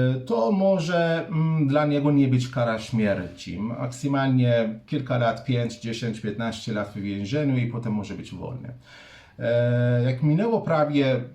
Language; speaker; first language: Polish; non-native, fluent; Persian